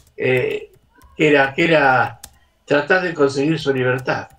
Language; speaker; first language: Spanish; native; Spanish